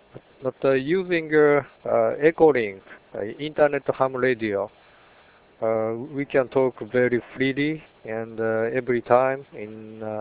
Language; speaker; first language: English; non-native, learner; Japanese